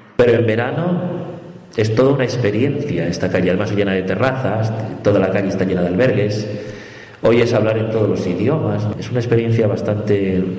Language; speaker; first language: Spanish; native; Spanish